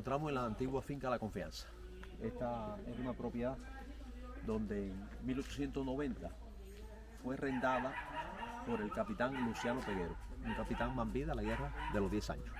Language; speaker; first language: Spanish; native; Spanish